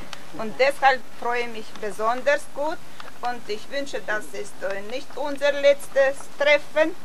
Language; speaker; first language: German; non-native, fluent; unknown